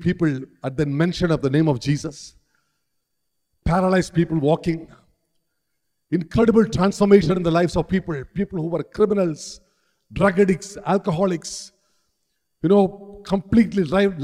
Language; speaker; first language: English; non-native, local second language; Malayalam